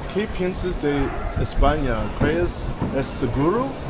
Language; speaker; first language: Spanish; non-native, learner; English